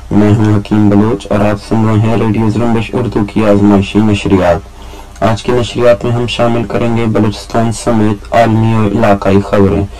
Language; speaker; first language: Urdu; non-native, local second language; Baluchi